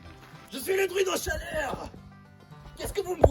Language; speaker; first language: French; native; French